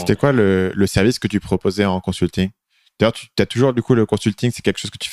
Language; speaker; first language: French; native; French